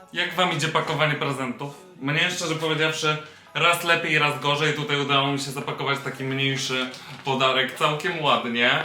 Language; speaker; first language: Polish; native; Polish